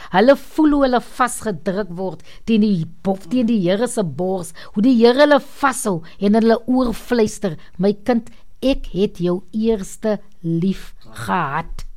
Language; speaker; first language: Afrikaans; native; Afrikaans